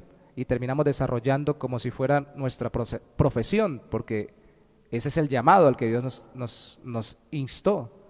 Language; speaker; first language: Spanish; native; Spanish